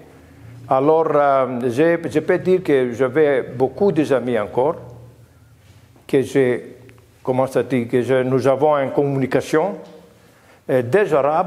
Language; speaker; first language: French; non-native, learner; Greek